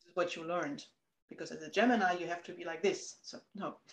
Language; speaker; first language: English; non-native, fluent; German